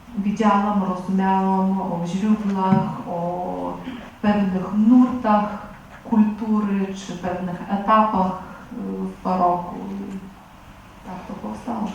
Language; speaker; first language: Polish; non-native, fluent; Lithuanian